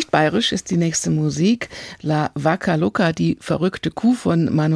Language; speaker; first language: German; native; German